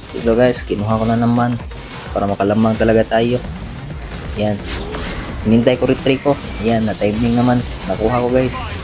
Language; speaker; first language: Filipino; non-native, local second language; Cebuano